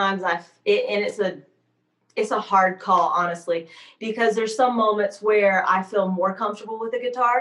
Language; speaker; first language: English; native; English